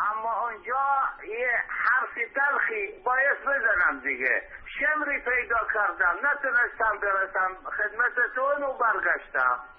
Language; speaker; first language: Persian; non-native, fluent; Arabic